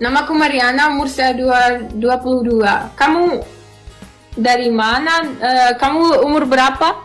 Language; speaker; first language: Indonesian; non-native, learner; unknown